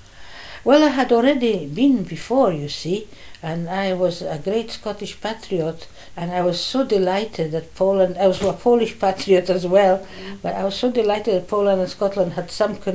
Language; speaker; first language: English; non-native, fluent; Polish